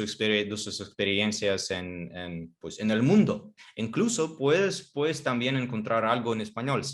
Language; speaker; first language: Spanish; non-native, fluent; Russian